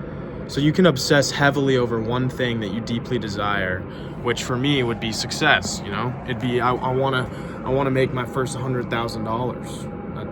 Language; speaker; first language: English; native; English